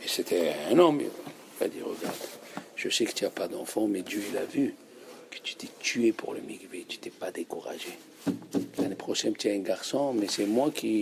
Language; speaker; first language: French; native; French